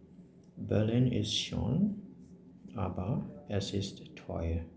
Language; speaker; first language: German; non-native, learner; Burmese